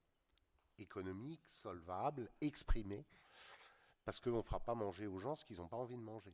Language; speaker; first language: French; native; French